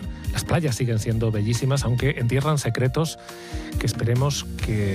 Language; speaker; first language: Spanish; native; Spanish